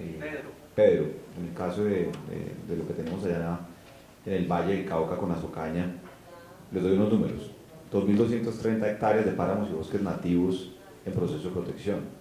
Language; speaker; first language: Spanish; native; Spanish